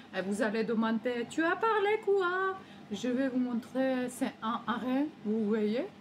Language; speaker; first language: French; non-native, learner; Ukrainian